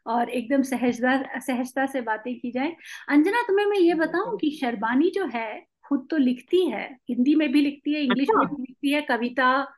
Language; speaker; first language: Hindi; non-native, local second language; Tamil